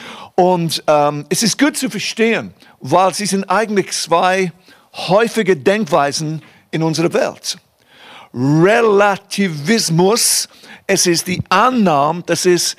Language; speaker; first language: German; non-native, fluent; English